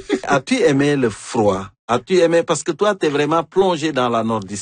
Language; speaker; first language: French; native; French